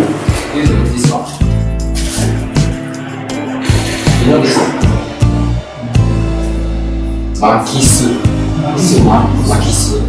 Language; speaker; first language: English; non-native, learner; Japanese